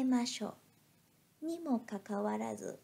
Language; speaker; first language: Japanese; non-native, fluent; Vietnamese